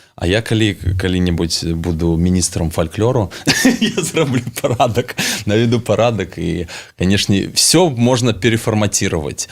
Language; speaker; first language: Belarusian; native; Belarusian